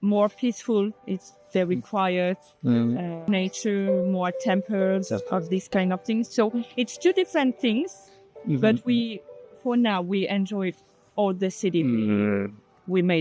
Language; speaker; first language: English; non-native, learner; French